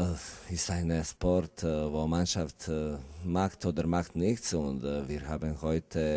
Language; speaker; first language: German; non-native, learner; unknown